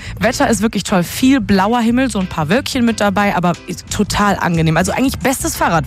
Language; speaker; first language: German; native; German